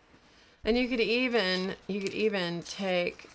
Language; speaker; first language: English; native; English